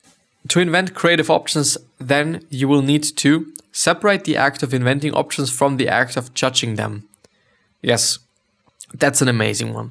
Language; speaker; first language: English; non-native, fluent; German